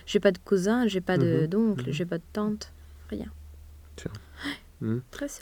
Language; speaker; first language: French; non-native, fluent; Swedish